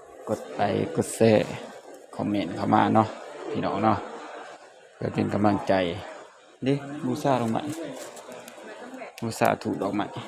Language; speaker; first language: Thai; non-native, local second language; Northeastern Thai